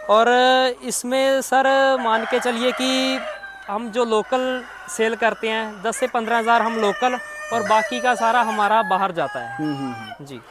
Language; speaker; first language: Hindi; native; Hindi